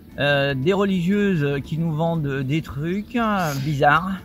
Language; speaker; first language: French; native; French